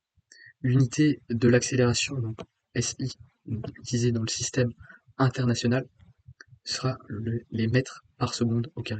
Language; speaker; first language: French; native; French